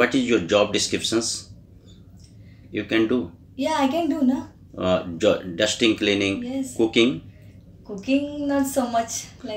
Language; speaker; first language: English; non-native, learner; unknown